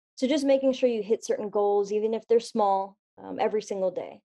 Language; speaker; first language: English; native; English